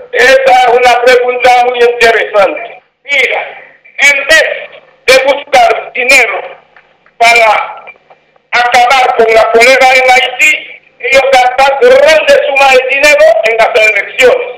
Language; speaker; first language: Spanish; non-native, fluent; Haitian Creole